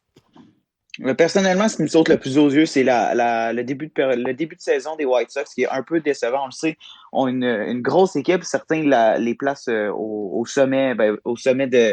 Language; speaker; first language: French; native; French